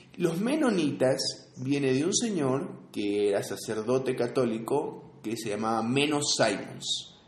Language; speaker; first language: Spanish; native; Spanish